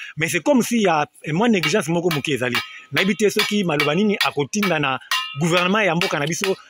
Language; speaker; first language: Lingala; native; Lingala